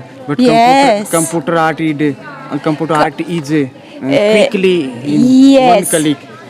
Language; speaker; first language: English; non-native, local second language; Hindi